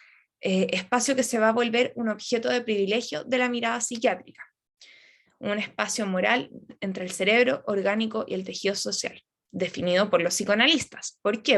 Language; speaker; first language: Spanish; native; Spanish